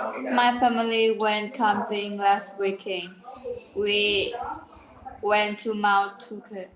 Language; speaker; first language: English; non-native, learner; Vietnamese